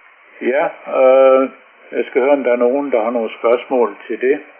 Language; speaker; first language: Danish; native; Danish